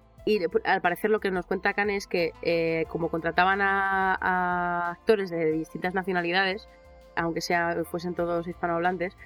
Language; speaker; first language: Spanish; native; Spanish